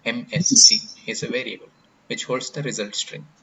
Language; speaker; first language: English; non-native, local second language; Kannada